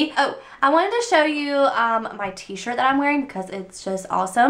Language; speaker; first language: English; native; English